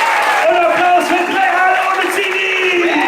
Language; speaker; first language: German; native; German